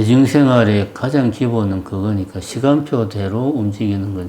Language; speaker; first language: Korean; native; Korean